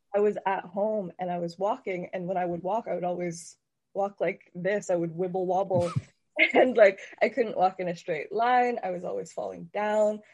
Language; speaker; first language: English; native; English